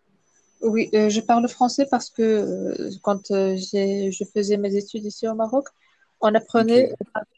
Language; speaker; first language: French; non-native, local second language; Arabic